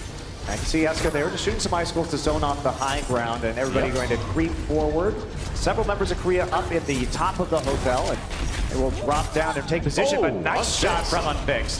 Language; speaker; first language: English; native; English